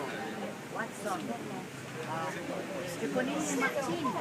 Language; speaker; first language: French; non-native, fluent; Arabic